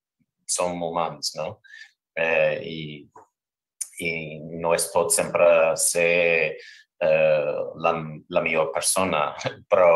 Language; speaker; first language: Catalan; non-native, fluent; English